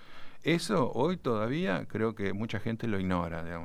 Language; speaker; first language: Spanish; native; Spanish